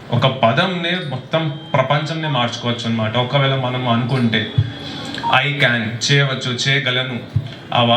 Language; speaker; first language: Telugu; non-native, local second language; Hindi